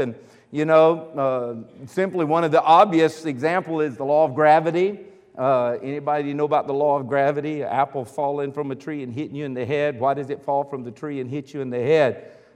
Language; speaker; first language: English; native; English